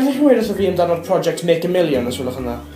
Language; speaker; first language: Welsh; non-native, local second language; English